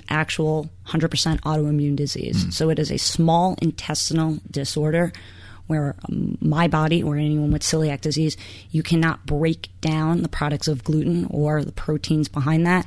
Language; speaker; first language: English; native; English